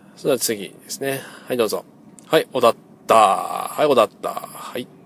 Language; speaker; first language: Japanese; native; Japanese